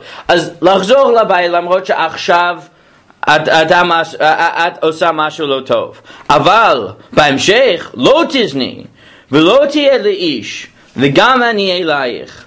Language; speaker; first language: Hebrew; non-native, fluent; English